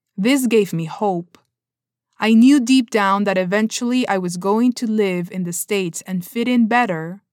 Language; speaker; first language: English; non-native, fluent; Spanish